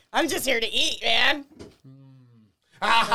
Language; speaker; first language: English; native; English